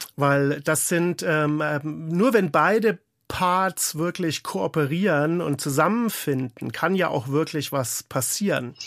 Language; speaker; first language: German; native; German